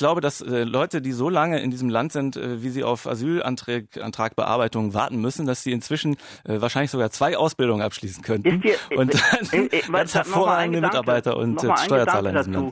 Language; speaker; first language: German; native; German